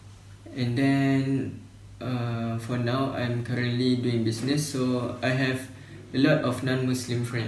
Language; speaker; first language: English; non-native, learner; Malay